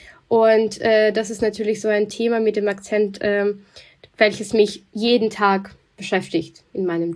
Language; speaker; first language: German; non-native, fluent; Russian